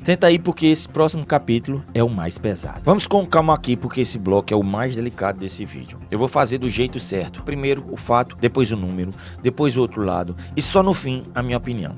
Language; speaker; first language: Portuguese; native; Portuguese